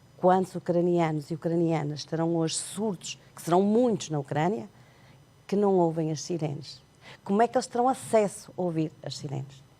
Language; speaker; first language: Portuguese; non-native, local second language; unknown